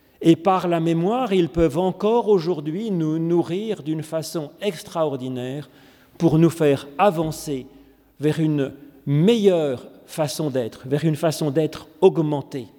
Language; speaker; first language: French; native; French